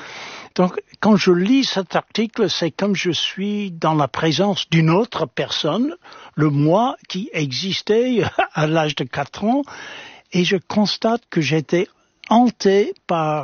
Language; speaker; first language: French; non-native, fluent; English